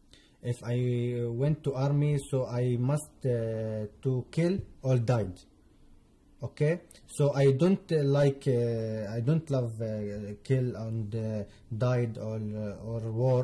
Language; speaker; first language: English; non-native, learner; Arabic